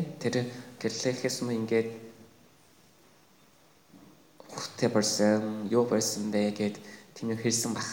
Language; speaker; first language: Mongolian; non-native, fluent; Korean